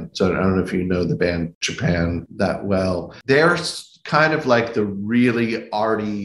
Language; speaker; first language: English; native; English